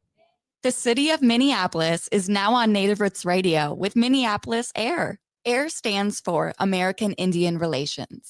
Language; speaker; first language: English; native; English